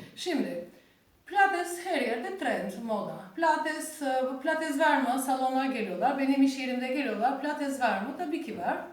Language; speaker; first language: Turkish; non-native, learner; Albanian